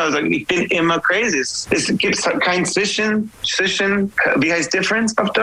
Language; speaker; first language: German; non-native, fluent; English